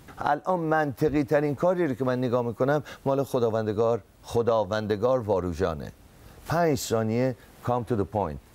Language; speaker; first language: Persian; native; Persian